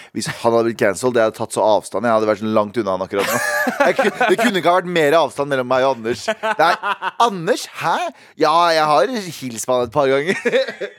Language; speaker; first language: Norwegian; early bilingual, other home language; Kurdish